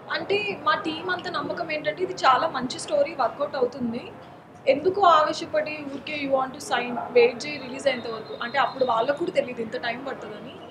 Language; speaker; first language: Telugu; non-native, local second language; Marathi